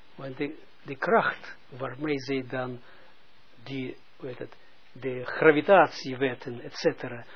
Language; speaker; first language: Dutch; non-native, fluent; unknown